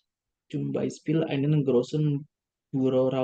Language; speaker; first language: German; non-native, learner; Indonesian